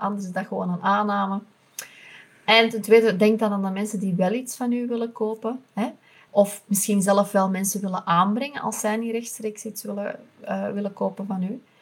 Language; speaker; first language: Dutch; native; Dutch